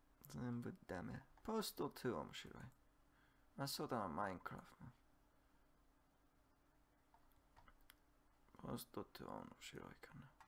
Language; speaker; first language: Japanese; non-native, learner; English